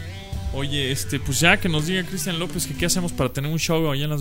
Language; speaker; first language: Spanish; native; Spanish